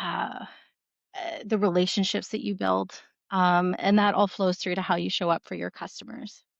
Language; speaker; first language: English; native; English